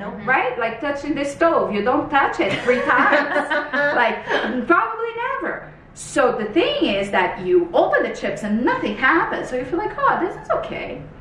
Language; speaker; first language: English; non-native, fluent; Portuguese